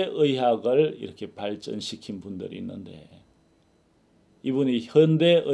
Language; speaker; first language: Korean; native; Korean